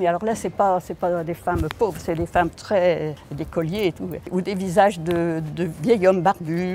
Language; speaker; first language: French; native; French